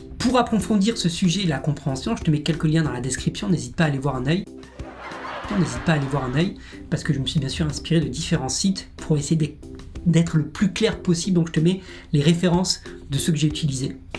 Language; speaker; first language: French; native; French